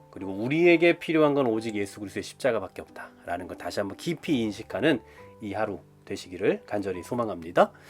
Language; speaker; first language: Korean; native; Korean